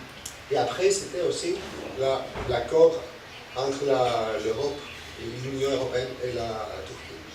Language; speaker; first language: French; non-native, fluent; Greek